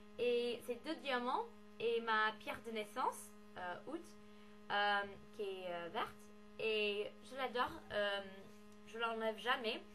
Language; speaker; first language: French; non-native, learner; English